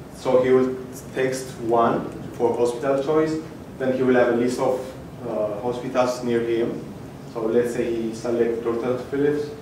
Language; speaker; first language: English; non-native, fluent; Amharic